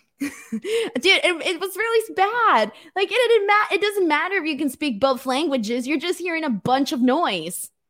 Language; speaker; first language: English; early bilingual, other home language; Spanish